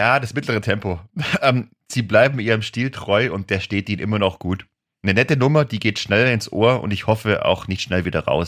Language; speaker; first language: German; native; German